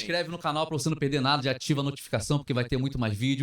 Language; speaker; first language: Portuguese; native; Portuguese